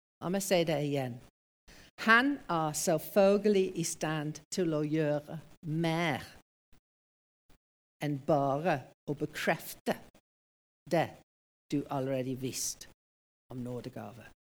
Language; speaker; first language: Norwegian; non-native, fluent; English